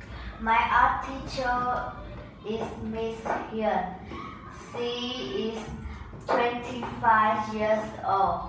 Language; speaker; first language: English; non-native, learner; Vietnamese